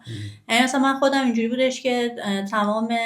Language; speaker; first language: Persian; native; Persian